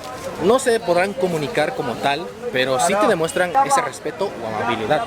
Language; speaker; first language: Spanish; native; Spanish